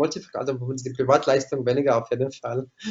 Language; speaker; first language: German; non-native, fluent; Arabic